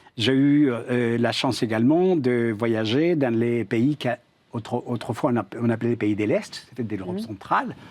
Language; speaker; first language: French; non-native, fluent; Spanish